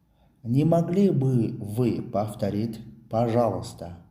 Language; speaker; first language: Russian; non-native, local second language; Tajik